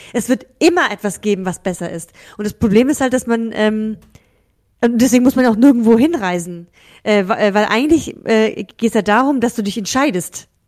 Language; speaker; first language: German; early bilingual, other home language; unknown